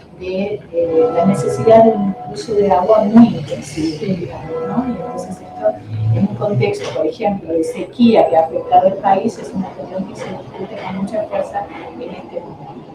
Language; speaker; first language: Spanish; native; Spanish